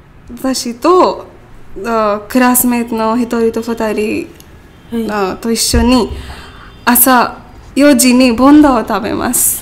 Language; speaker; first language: Japanese; non-native, learner; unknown